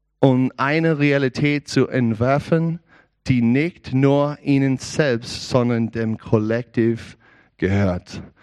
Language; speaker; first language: German; non-native, learner; English